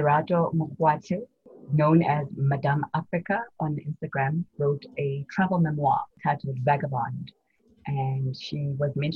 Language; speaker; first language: English; non-native, local second language; Tswana